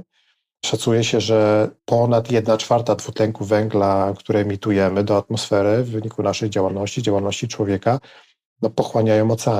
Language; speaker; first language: Polish; native; Polish